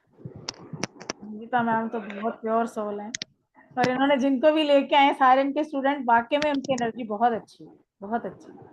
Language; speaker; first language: Hindi; native; Hindi